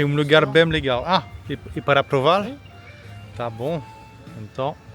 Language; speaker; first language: Portuguese; non-native, learner; French